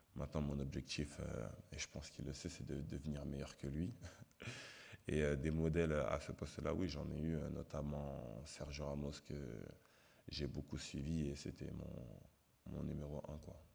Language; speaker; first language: French; native; French